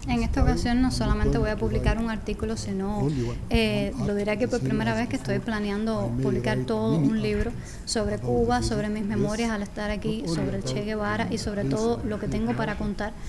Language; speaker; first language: Spanish; non-native, fluent; Arabic